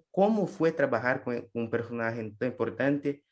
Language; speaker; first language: Spanish; non-native, learner; Portuguese